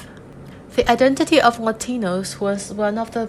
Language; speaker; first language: English; non-native, fluent; Chinese